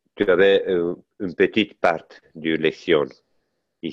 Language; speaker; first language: French; non-native, learner; Italian